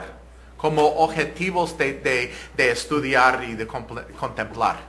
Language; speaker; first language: Spanish; non-native, fluent; English